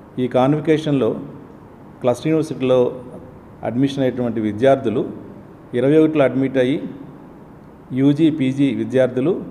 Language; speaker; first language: Telugu; native; Telugu